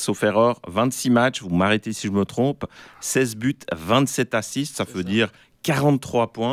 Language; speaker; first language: French; native; French